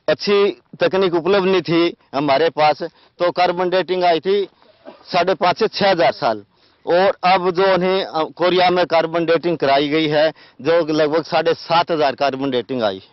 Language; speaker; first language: Hindi; native; Hindi